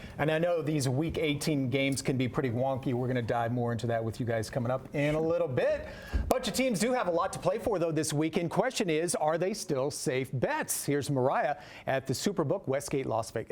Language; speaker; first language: English; native; English